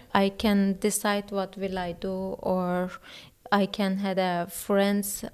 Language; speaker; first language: English; non-native, learner; Turkish